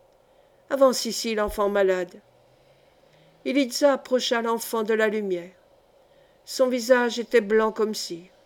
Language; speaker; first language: French; native; French